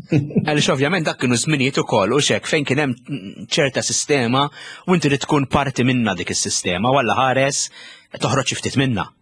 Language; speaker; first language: Maltese; native; Maltese